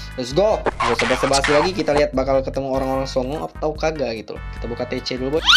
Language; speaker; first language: Indonesian; native; Indonesian